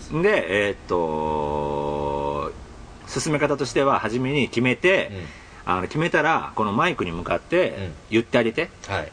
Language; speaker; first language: Japanese; native; Japanese